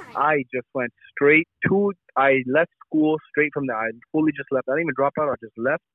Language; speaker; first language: English; native; English